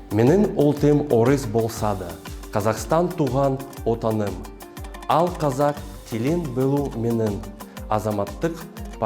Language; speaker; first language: Kazakh; non-native, local second language; Russian